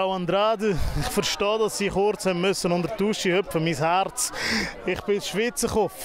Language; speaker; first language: German; native; German